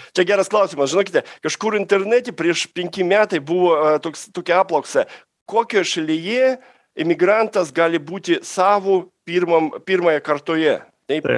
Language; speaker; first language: Lithuanian; non-native, fluent; Russian